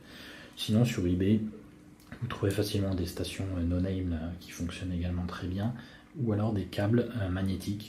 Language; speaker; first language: French; native; French